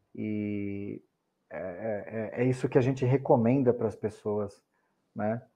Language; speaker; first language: Portuguese; native; Portuguese